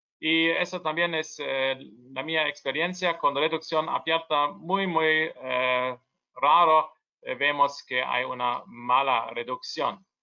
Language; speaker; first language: Spanish; non-native, learner; German